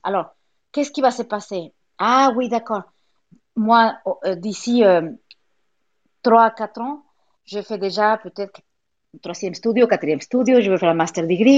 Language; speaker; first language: French; non-native, fluent; Spanish